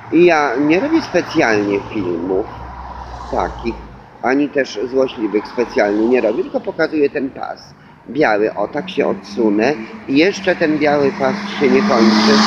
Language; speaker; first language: Polish; native; Polish